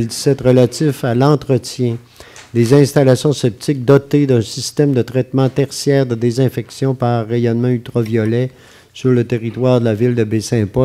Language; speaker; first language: French; native; French